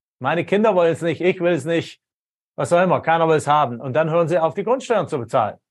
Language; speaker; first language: German; native; German